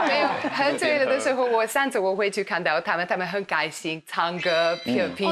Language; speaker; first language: Chinese; non-native, learner; Hungarian